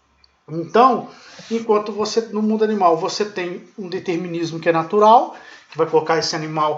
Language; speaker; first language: Portuguese; native; Portuguese